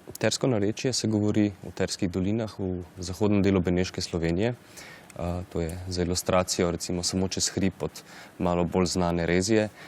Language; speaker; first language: Slovenian; native; Slovenian